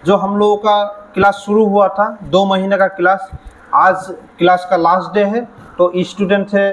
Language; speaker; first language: Hindi; non-native, local second language; Assamese